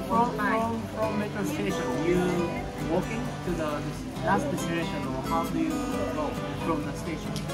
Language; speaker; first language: English; non-native, learner; Japanese